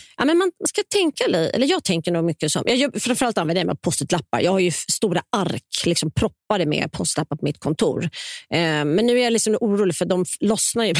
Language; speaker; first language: Swedish; native; Swedish